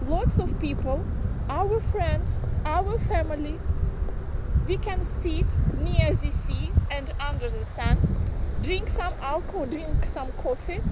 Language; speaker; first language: English; non-native, fluent; Russian